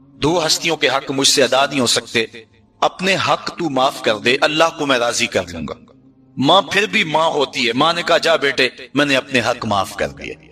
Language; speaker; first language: Urdu; non-native, local second language; Punjabi